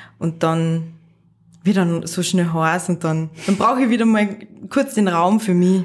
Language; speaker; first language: German; native; German